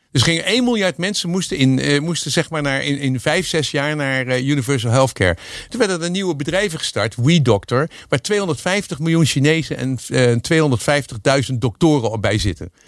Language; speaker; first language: Dutch; native; Dutch